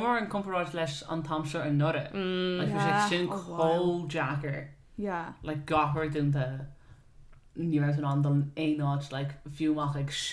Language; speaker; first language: Irish; non-native, local second language; English